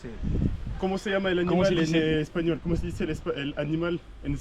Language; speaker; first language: Spanish; non-native, learner; French